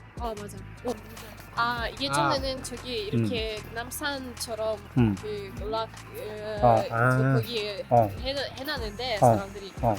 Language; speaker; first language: Korean; non-native, learner; Russian